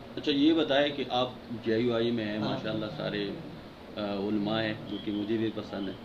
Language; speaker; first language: Urdu; non-native, local second language; Pashto